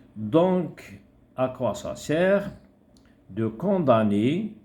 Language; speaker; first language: French; non-native, local second language; Arabic